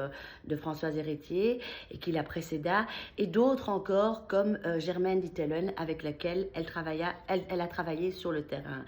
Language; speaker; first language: French; native; French